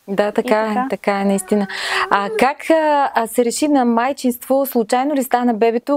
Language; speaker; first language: Bulgarian; native; Bulgarian